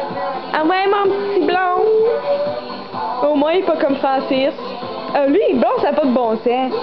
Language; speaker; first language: French; native; French